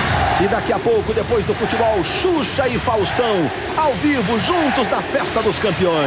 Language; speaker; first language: Portuguese; native; Portuguese